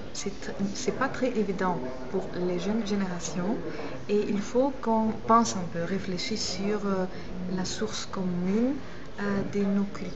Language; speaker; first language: French; non-native, fluent; Greek